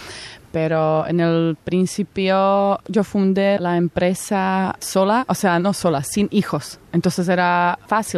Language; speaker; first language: Spanish; non-native, fluent; Slovak